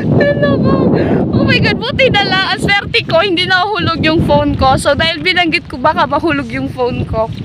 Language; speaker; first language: Filipino; non-native, local second language; Bikol